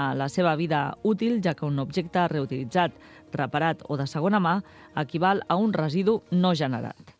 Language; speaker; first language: Catalan; native; Catalan